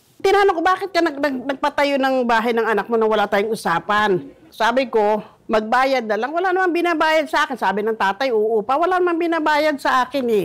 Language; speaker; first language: Filipino; native; Filipino